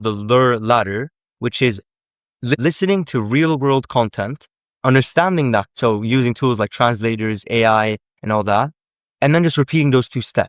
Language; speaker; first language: English; native; English